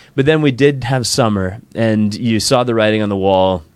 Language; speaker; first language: English; native; English